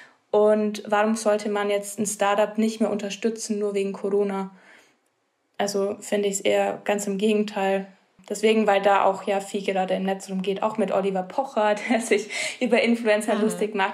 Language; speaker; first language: German; native; German